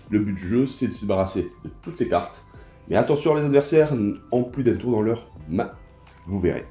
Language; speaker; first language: French; native; French